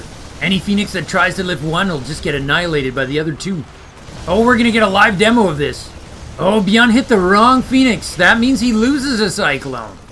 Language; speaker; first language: English; native; English